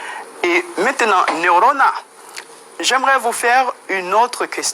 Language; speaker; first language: French; non-native, fluent; Spanish